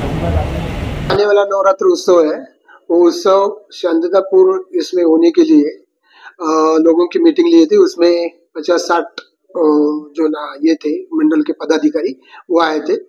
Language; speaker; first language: Hindi; non-native, local second language; Marathi